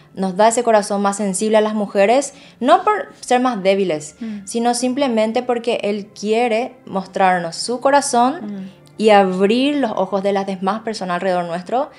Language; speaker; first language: Spanish; native; Spanish